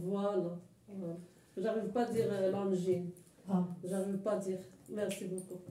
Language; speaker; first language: French; non-native, learner; Arabic